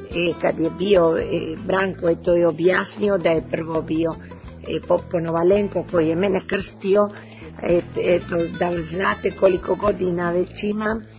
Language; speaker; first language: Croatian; early bilingual, heritage; Serbian